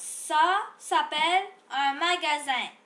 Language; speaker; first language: French; non-native, local second language; English